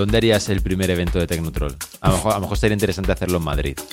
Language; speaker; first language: Spanish; native; Spanish